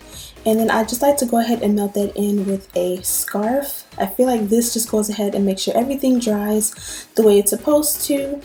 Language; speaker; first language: English; native; English